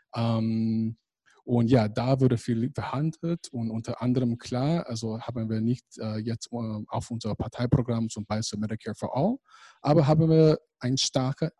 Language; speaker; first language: German; non-native, fluent; English